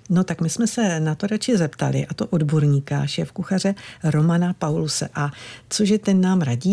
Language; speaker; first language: Czech; native; Czech